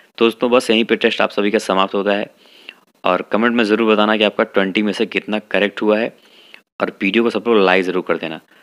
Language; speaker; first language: Hindi; native; Hindi